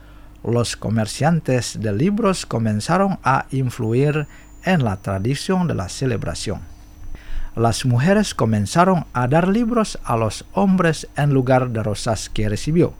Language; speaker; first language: Spanish; non-native, fluent; Indonesian